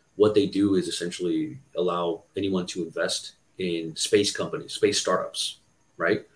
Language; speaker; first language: English; non-native, fluent; Portuguese